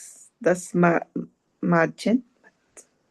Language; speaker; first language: German; non-native, learner; Filipino